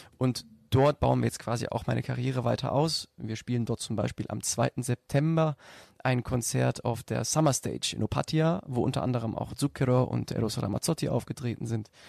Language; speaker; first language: German; native; German